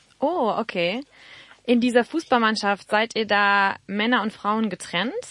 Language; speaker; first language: German; native; German